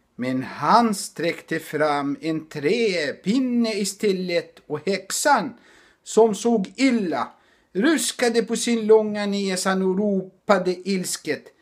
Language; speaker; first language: Swedish; non-native, fluent; Arabic